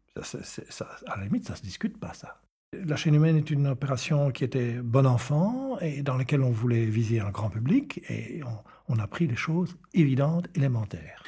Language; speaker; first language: French; native; French